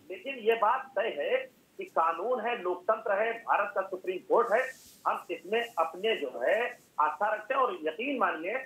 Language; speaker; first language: Hindi; native; Hindi